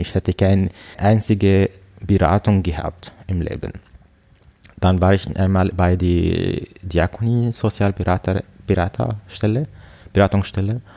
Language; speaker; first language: German; non-native, learner; Arabic